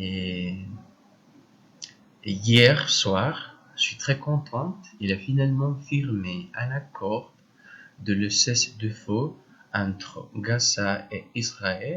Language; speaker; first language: French; non-native, learner; Spanish